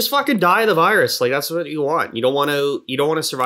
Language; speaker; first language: English; native; English